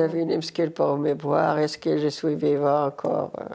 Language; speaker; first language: French; non-native, learner; Arabic